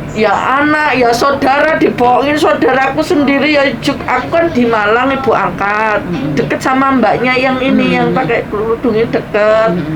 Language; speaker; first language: Indonesian; non-native, local second language; Javanese